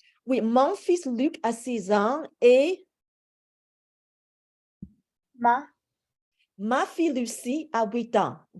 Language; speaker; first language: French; non-native, fluent; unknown